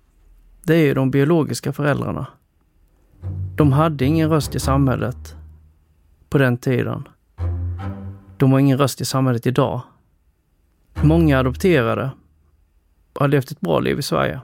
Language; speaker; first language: Swedish; early bilingual, other home language; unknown